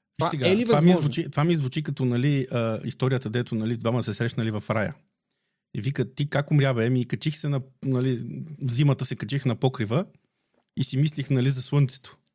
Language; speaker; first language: Bulgarian; native; Bulgarian